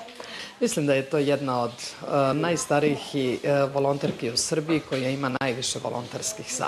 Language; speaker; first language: Bosnian; native; Bosnian